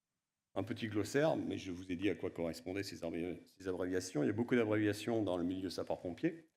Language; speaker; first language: French; native; French